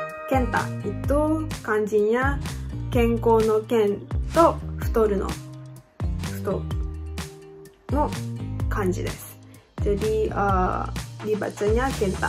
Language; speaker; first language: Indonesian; non-native, fluent; Japanese